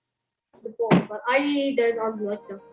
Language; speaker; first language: English; non-native, learner; Indonesian